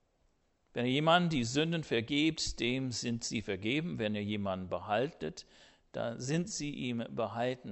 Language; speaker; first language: German; non-native, fluent; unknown